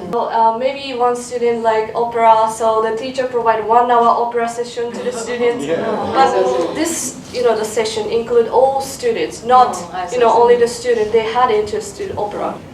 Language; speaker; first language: English; non-native, learner; Japanese